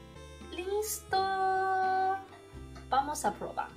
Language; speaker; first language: Spanish; non-native, learner; Chinese